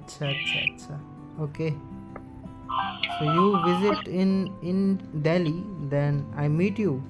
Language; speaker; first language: Hindi; native; Hindi